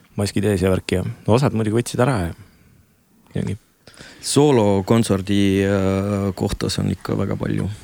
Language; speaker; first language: Estonian; non-native, local second language; Russian